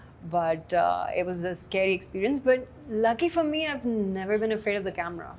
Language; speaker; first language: English; non-native, local second language; Hindi